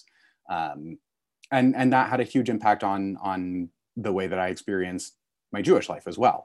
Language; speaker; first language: English; native; English